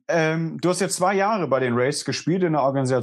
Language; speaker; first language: German; native; German